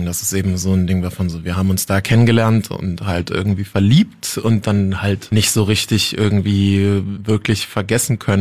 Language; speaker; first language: German; native; German